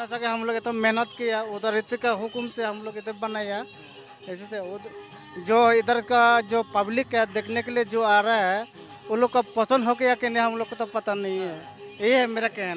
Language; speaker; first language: Hindi; non-native, local second language; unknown